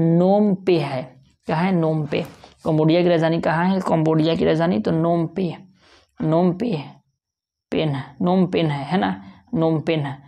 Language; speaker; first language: Hindi; native; Hindi